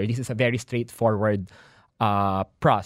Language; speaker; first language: English; non-native, local second language; Filipino